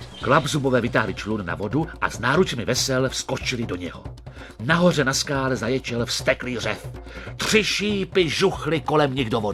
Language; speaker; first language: Czech; native; Czech